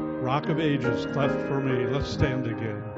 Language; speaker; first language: English; native; English